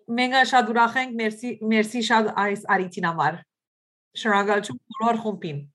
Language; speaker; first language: Armenian; early bilingual, heritage; Armenian